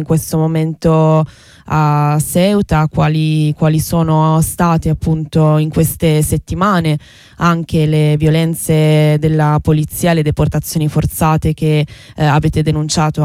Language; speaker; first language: Italian; native; Italian